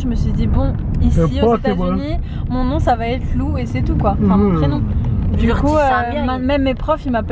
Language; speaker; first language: French; native; French